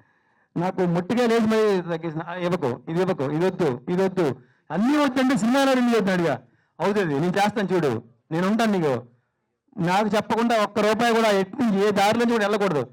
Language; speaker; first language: Telugu; native; Telugu